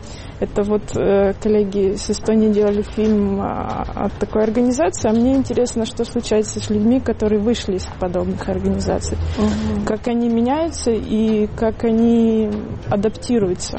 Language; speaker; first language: Russian; native; Russian